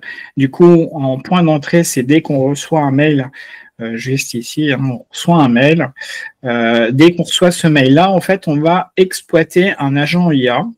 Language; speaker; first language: French; native; French